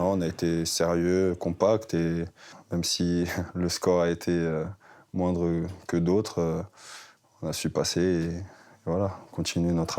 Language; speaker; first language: French; native; French